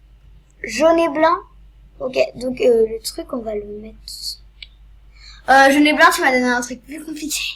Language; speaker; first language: French; native; French